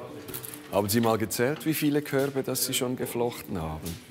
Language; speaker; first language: German; native; German